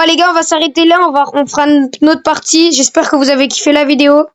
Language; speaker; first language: French; native; French